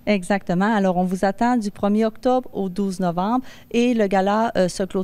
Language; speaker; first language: French; native; French